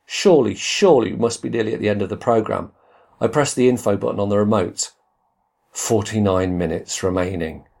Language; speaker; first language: English; native; English